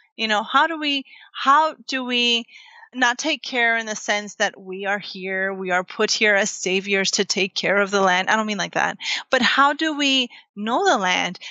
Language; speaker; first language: English; native; English